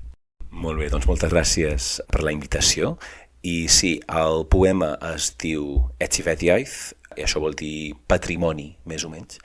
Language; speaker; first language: Catalan; non-native, fluent; English